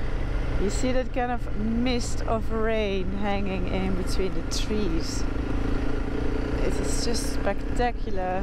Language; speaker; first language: English; non-native, fluent; Dutch